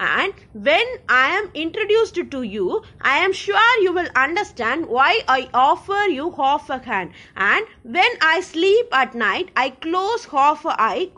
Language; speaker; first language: English; non-native, local second language; Tamil